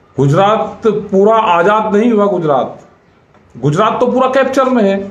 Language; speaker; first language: Hindi; native; Hindi